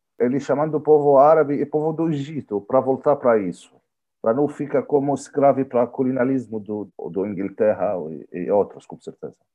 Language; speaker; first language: Portuguese; non-native, learner; Arabic